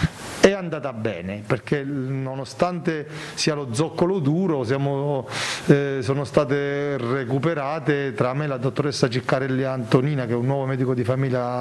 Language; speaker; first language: Italian; native; Italian